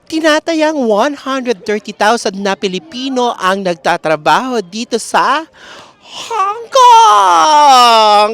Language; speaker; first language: Filipino; native; Filipino